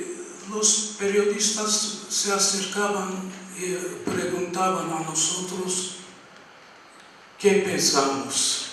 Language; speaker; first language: Spanish; non-native, fluent; Armenian